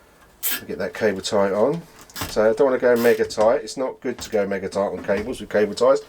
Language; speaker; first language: English; native; English